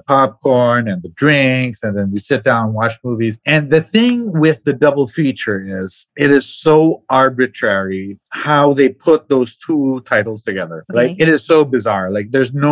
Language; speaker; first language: English; non-native, local second language; Cebuano